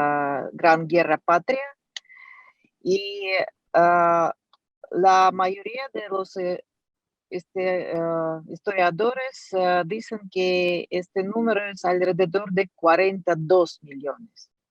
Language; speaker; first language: Spanish; non-native, fluent; Russian